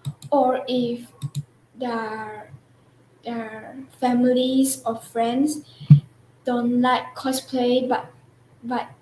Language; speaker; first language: English; non-native, local second language; Chinese